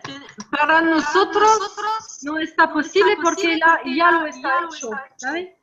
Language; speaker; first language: Spanish; non-native, fluent; French